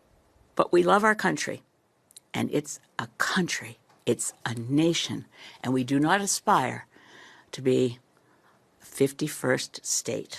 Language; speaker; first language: English; native; English